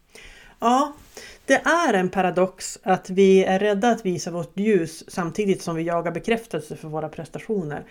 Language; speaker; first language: Swedish; native; Swedish